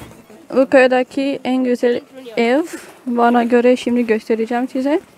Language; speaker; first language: Turkish; non-native, learner; Romanian